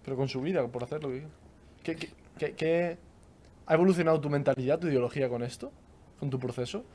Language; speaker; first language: Spanish; native; Spanish